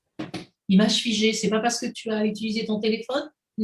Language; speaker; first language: French; native; French